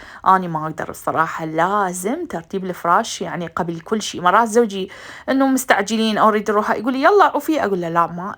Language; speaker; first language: Arabic; native; Arabic